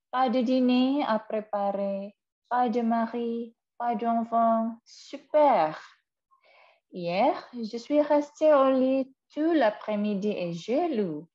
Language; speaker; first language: French; non-native, fluent; Indonesian